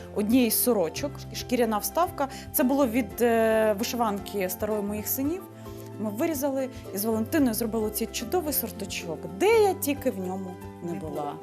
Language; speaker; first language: Ukrainian; native; Ukrainian